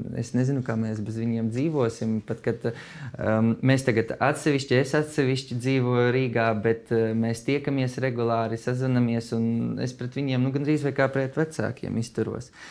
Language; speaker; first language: Latvian; non-native, fluent; Russian